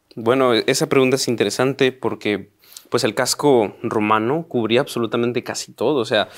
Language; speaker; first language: Spanish; native; Spanish